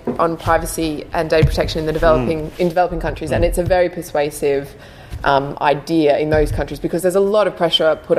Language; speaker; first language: English; native; English